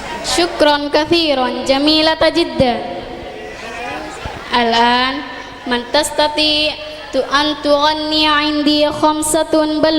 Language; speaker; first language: Arabic; non-native, learner; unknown